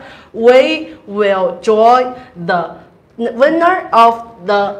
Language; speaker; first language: English; non-native, learner; Chinese